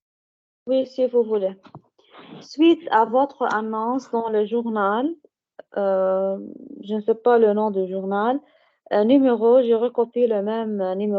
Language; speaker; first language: French; non-native, learner; Arabic